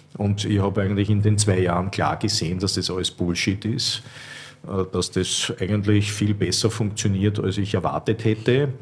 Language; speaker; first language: German; native; German